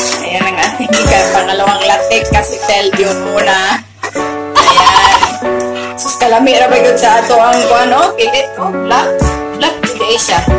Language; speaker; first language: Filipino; non-native, local second language; Cebuano